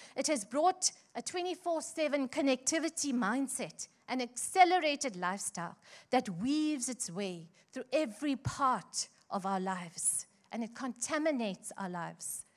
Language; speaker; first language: English; native; English